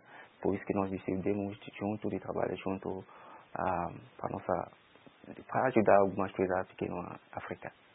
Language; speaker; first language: Portuguese; non-native, local second language; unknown